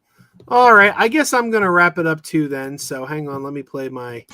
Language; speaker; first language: English; native; English